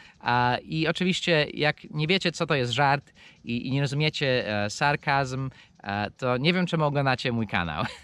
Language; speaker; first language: Polish; non-native, fluent; English